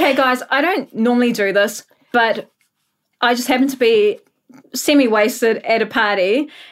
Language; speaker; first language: English; native; English